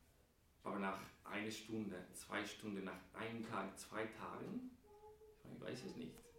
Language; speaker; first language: German; non-native, fluent; English